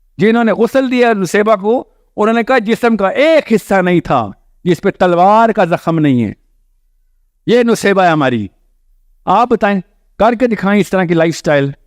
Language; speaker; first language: Urdu; native; Urdu